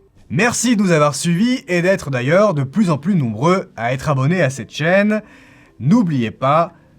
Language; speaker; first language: French; native; French